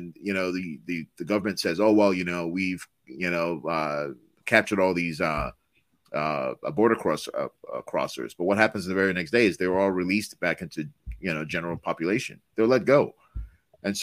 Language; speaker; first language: English; non-native, local second language; Yoruba